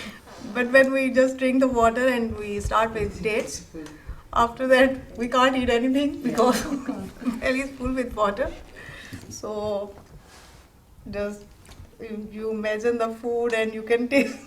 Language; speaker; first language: English; non-native, learner; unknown